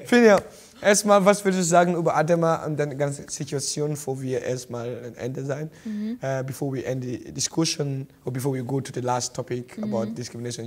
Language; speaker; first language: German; non-native, learner; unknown